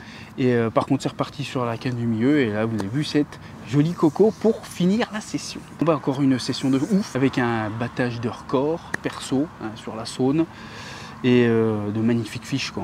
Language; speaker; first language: French; native; French